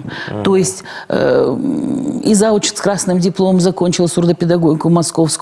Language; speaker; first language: Russian; native; Russian